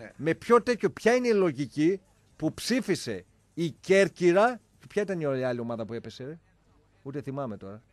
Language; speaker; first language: Greek; native; Greek